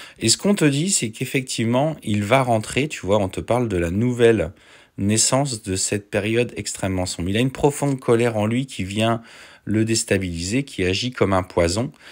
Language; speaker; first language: French; native; French